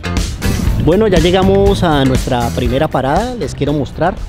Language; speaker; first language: Spanish; native; Spanish